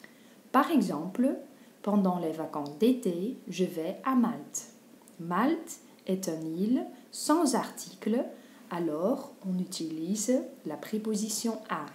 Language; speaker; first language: French; non-native, fluent; Dutch